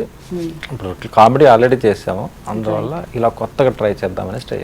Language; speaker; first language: Telugu; native; Telugu